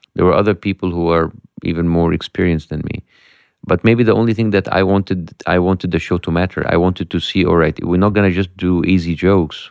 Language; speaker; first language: English; non-native, fluent; Arabic